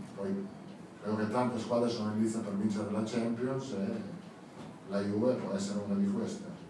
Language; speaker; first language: Italian; native; Italian